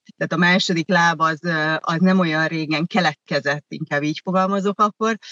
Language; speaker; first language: Hungarian; early bilingual, other home language; German